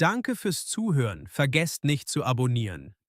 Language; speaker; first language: German; non-native, fluent; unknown